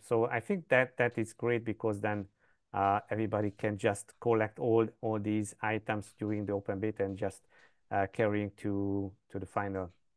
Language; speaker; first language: English; non-native, fluent; Hungarian